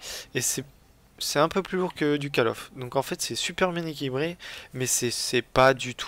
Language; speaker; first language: French; native; French